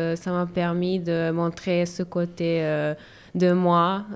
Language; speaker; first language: French; non-native, fluent; Serbian